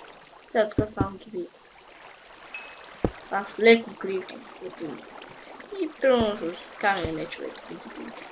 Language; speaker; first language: Bulgarian; native; Bulgarian